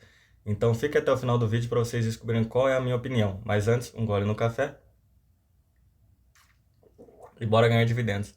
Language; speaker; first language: Portuguese; native; Portuguese